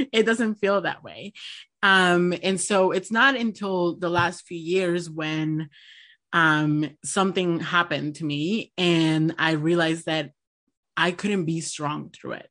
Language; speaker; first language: English; non-native, fluent; Spanish